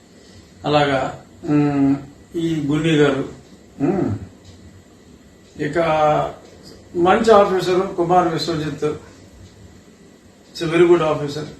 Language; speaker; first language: Telugu; native; Telugu